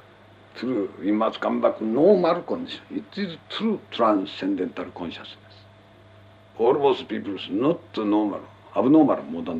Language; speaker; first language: English; non-native, learner; Japanese